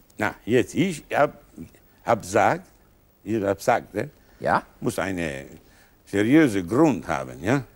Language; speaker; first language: German; non-native, learner; Italian